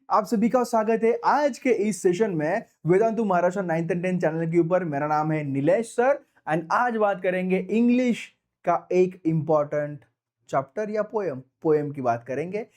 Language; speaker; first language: Hindi; non-native, local second language; Marathi